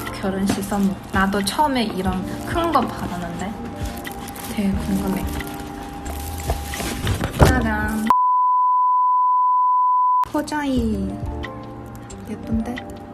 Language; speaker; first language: Korean; non-native, learner; Chinese